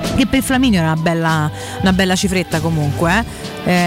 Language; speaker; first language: Italian; native; Italian